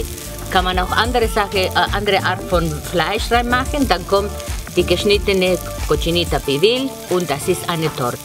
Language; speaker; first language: German; non-native, fluent; Spanish